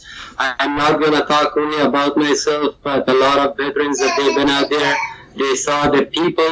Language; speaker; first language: English; non-native, learner; Persian